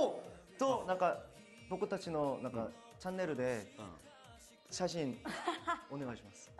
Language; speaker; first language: Japanese; non-native, learner; Korean